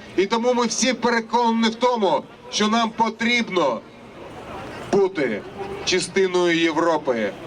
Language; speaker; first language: Ukrainian; non-native, local second language; Russian